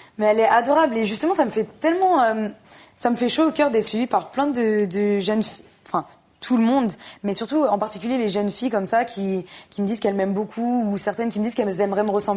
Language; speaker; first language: French; native; French